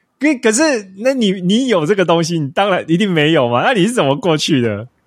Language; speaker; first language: Chinese; native; Chinese